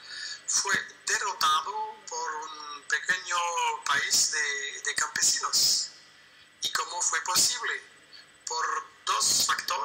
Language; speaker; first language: Spanish; non-native, fluent; French